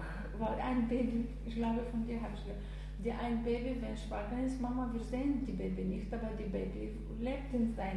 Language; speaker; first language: German; non-native, learner; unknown